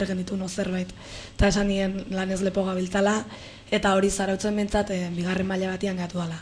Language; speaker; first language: Basque; native; Basque